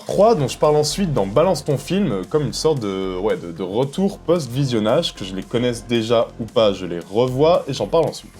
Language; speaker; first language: French; native; French